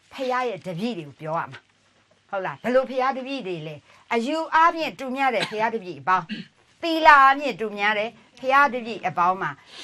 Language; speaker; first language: Burmese; native; Burmese